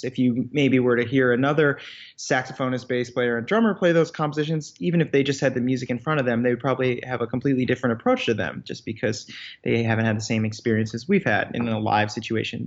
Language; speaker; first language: English; native; English